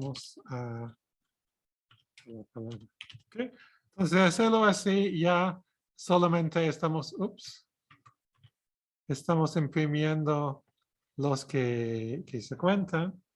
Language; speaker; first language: Spanish; non-native, fluent; English